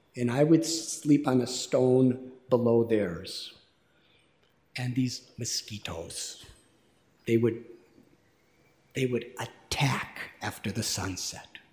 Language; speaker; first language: English; native; English